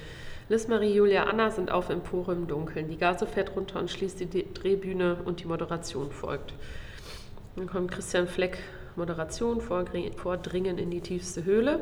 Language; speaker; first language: German; native; German